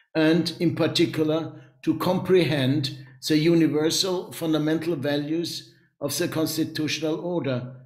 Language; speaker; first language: English; non-native, fluent; German